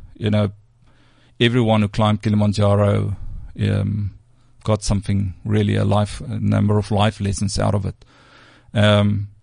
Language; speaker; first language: English; non-native, local second language; Afrikaans